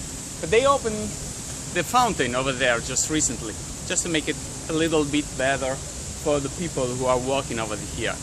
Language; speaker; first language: English; non-native, fluent; Italian